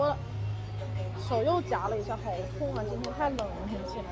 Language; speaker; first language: Chinese; native; Chinese